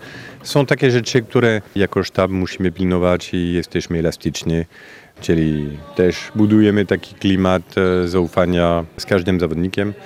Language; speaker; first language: Polish; non-native, fluent; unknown